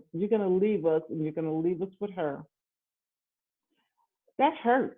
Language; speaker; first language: English; native; English